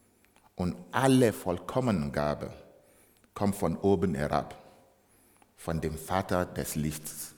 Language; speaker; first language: German; non-native, fluent; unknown